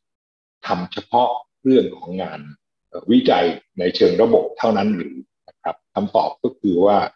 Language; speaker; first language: Thai; native; Thai